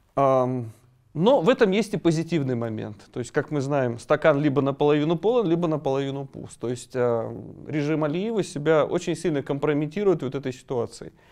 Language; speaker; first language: Russian; native; Russian